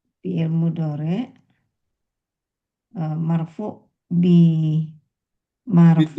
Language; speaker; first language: Arabic; non-native, learner; Indonesian